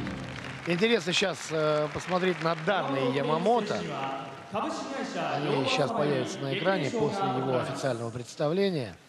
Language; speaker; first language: Russian; native; Russian